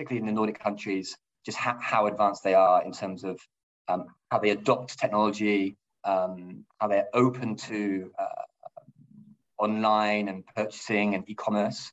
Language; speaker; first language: English; native; English